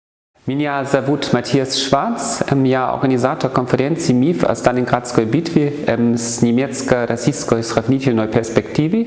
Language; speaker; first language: Russian; non-native, fluent; German